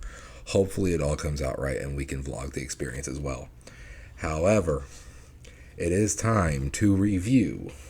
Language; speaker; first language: English; native; English